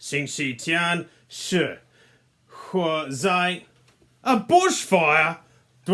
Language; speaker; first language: Chinese; non-native, learner; English